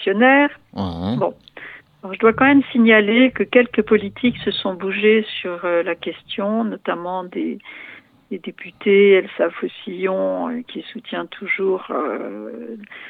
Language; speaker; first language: French; native; French